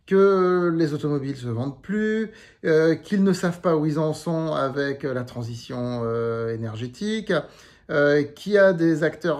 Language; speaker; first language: French; native; French